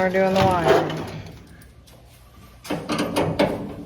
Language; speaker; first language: English; native; English